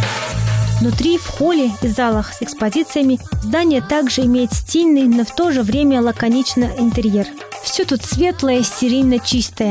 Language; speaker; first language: Russian; native; Russian